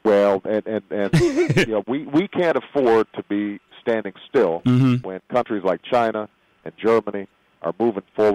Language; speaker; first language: English; native; English